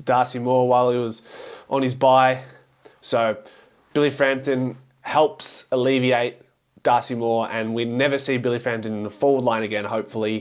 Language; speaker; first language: English; native; English